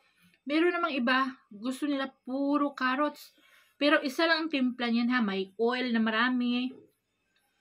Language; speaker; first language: Filipino; non-native, local second language; Cebuano